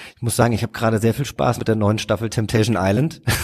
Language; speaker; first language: German; native; German